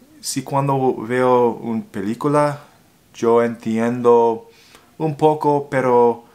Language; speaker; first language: Spanish; non-native, learner; English